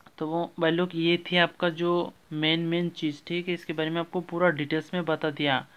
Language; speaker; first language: Hindi; non-native, local second language; Bangla